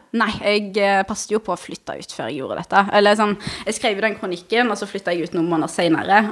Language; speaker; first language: Norwegian; early bilingual, other home language; Arabic